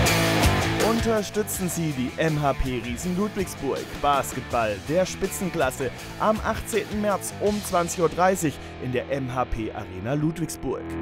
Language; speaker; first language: German; native; German